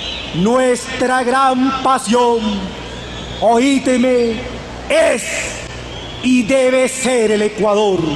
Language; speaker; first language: Spanish; native; Spanish